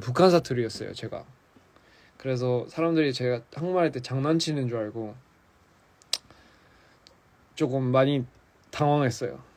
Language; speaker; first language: Korean; early bilingual, heritage; English